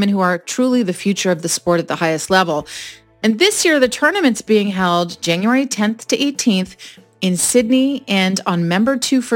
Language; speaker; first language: English; native; English